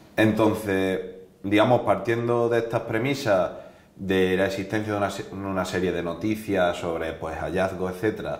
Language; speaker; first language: Spanish; native; Spanish